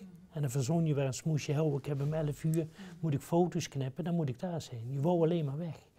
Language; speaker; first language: Dutch; native; Dutch